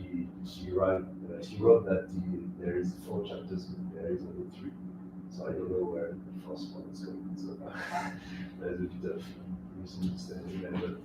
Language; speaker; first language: English; non-native, fluent; French